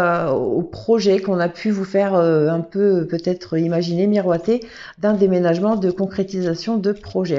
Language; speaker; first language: French; native; French